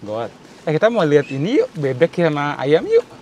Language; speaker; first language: Indonesian; native; Indonesian